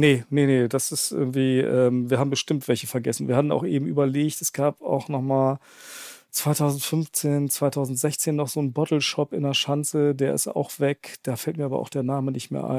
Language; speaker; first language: German; native; German